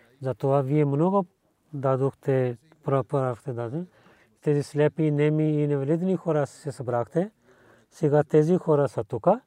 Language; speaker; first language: Bulgarian; non-native, learner; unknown